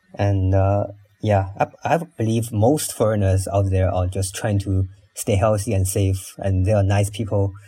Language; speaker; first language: English; non-native, fluent; Chinese